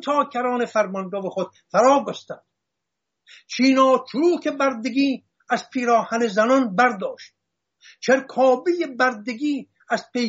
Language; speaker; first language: Persian; native; Persian